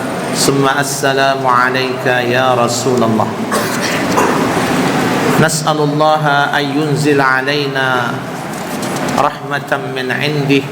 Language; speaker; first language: Arabic; non-native, fluent; Indonesian